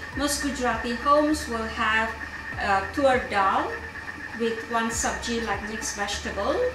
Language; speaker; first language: English; non-native, local second language; Gujarati